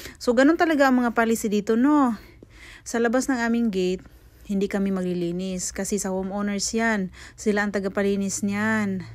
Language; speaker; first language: Filipino; non-native, local second language; Cebuano